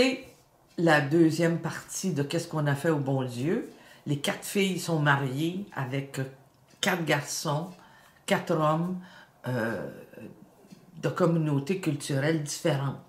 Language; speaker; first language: French; native; French